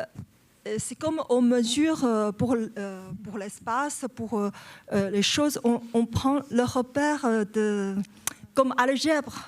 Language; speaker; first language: French; non-native, learner; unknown